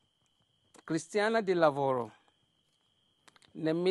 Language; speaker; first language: Italian; non-native, learner; Yoruba